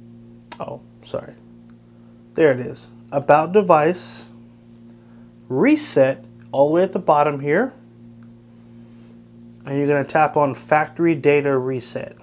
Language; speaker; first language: English; native; English